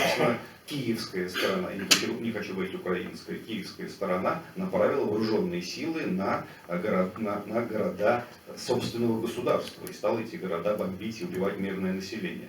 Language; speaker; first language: Russian; native; Russian